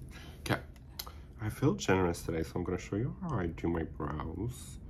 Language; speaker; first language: English; native; English